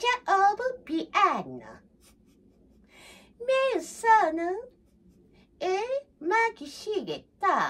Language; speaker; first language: Italian; non-native, learner; Japanese